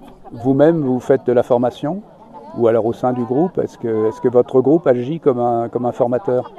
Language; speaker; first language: French; native; French